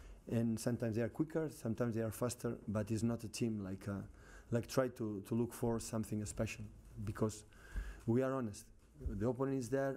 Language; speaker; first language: English; non-native, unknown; Catalan